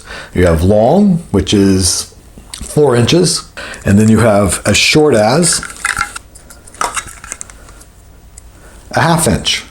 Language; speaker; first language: English; native; English